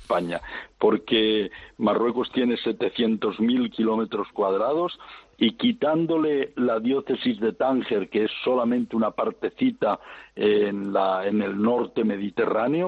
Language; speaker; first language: Spanish; native; Spanish